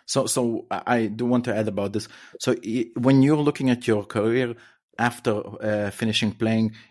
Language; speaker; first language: English; non-native, fluent; Hebrew